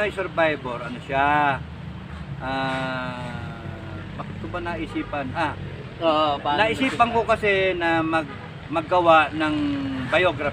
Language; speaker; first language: Filipino; native; Filipino